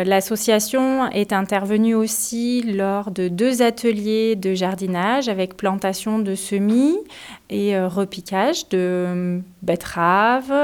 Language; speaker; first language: French; native; French